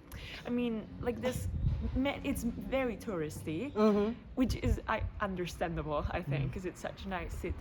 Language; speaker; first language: English; non-native, fluent; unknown